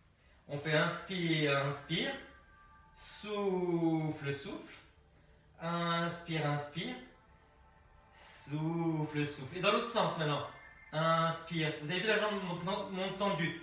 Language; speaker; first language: French; native; French